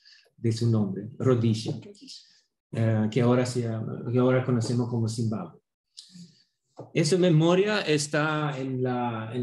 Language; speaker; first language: Spanish; non-native, fluent; Swedish